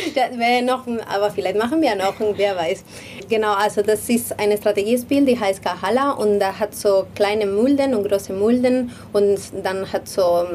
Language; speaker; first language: German; non-native, learner; Spanish